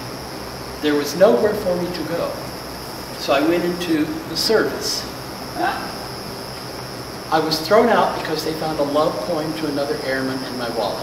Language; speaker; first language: English; native; English